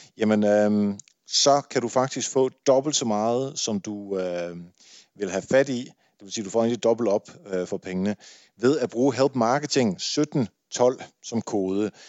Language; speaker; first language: Danish; early bilingual, other home language; Dutch